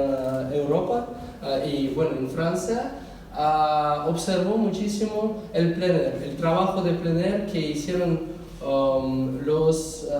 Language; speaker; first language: Spanish; non-native, fluent; Russian